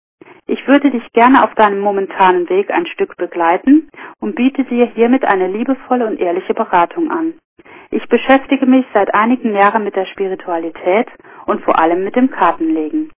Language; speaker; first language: German; native; German